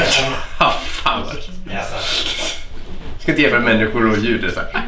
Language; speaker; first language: Swedish; native; Swedish